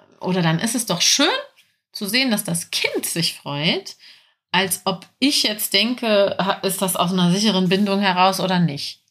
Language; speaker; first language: German; native; German